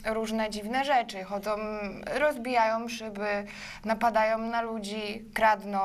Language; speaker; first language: Polish; early bilingual, other home language; Ukrainian